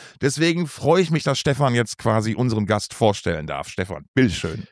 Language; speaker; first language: German; native; German